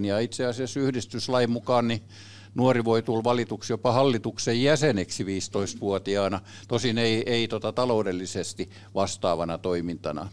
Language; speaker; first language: Finnish; native; Finnish